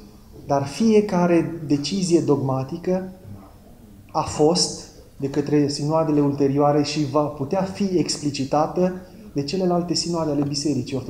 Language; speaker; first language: Romanian; native; Romanian